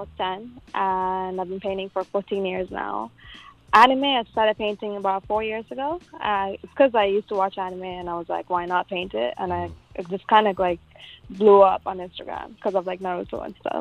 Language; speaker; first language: English; non-native, local second language; Tamil